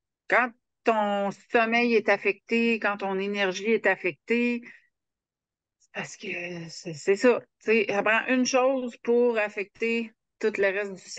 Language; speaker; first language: French; native; French